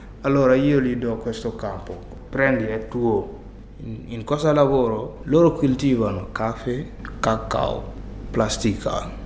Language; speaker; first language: Italian; non-native, learner; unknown